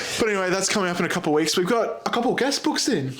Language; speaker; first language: English; native; English